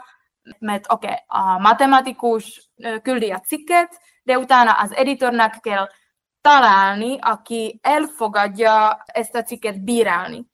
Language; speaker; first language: Hungarian; non-native, fluent; Czech